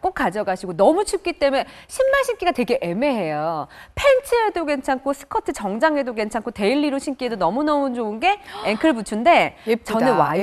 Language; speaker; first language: Korean; native; Korean